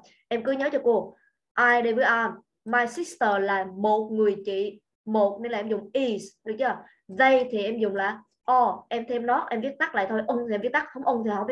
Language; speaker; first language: Vietnamese; native; Vietnamese